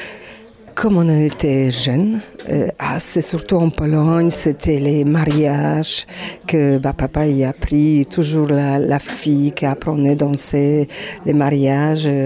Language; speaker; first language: French; non-native, learner; Polish